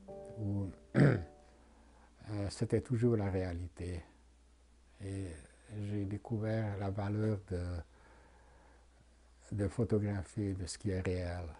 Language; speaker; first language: French; non-native, fluent; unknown